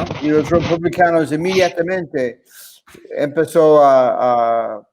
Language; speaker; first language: Spanish; non-native, fluent; English